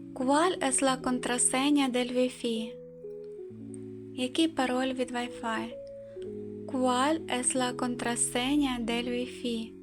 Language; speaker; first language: Spanish; non-native, fluent; Ukrainian